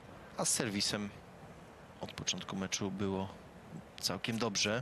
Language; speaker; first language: Polish; native; Polish